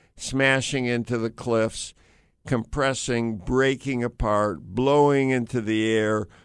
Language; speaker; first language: English; native; English